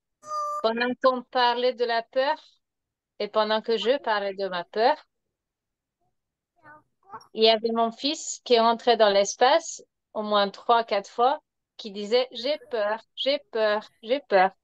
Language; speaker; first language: French; non-native, fluent; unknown